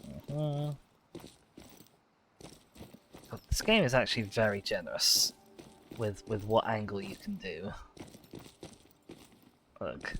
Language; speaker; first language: English; native; English